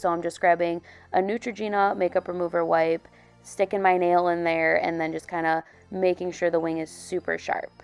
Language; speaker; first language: English; native; English